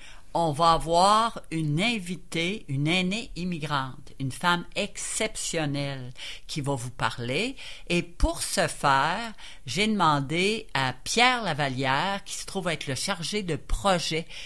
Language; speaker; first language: French; native; French